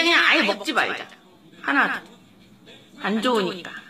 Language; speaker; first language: Korean; native; Korean